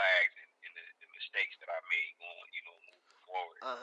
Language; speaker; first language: English; native; English